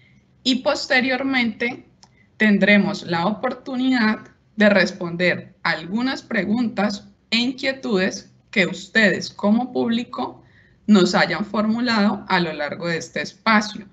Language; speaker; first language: Spanish; native; Spanish